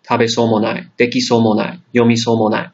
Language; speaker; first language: Japanese; non-native, fluent; English